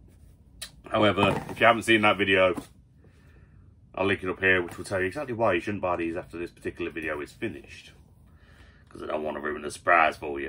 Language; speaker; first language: English; native; English